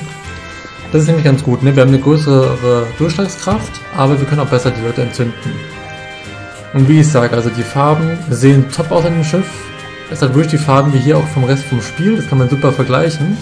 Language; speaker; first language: German; native; German